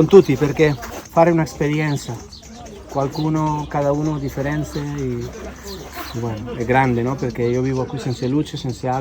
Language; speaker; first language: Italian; non-native, learner; Spanish